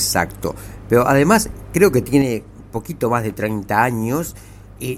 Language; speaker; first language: Spanish; native; Spanish